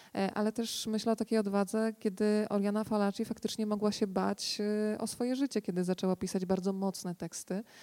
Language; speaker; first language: Polish; native; Polish